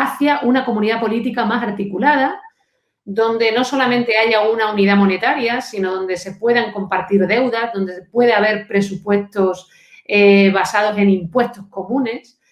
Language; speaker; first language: Spanish; native; Spanish